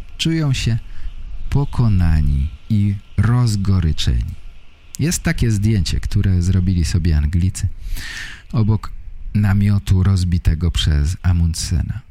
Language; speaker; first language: Polish; native; Polish